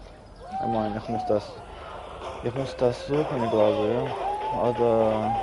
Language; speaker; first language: German; non-native, learner; Russian